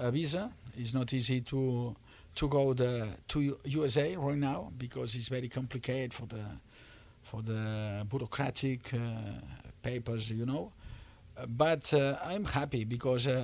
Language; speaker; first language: English; non-native, learner; Spanish